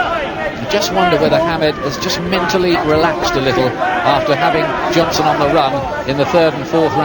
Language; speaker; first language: English; native; English